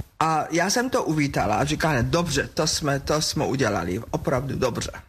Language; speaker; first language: Czech; non-native, fluent; German